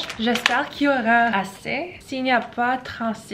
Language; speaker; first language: French; early bilingual, heritage; English